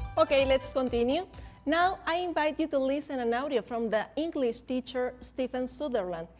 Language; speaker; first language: English; non-native, fluent; Spanish